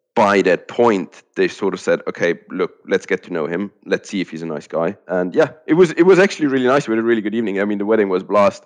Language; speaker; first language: English; non-native, fluent; German